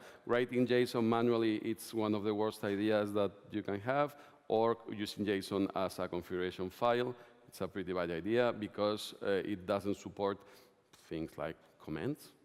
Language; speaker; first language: English; non-native, fluent; Spanish